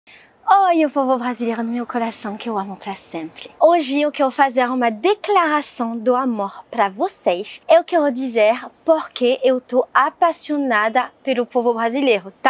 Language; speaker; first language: Portuguese; non-native, learner; French